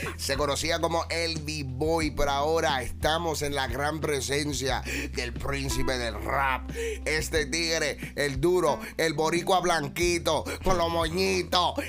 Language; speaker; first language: Spanish; early bilingual, heritage; Spanish